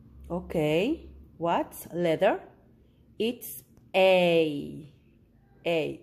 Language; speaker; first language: English; non-native, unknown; Spanish